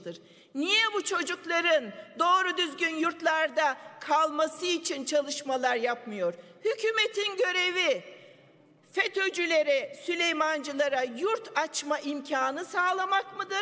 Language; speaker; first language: Turkish; native; Turkish